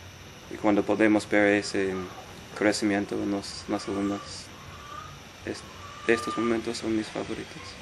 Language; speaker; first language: Spanish; non-native, fluent; English